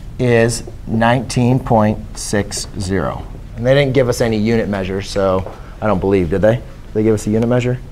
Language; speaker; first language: English; native; English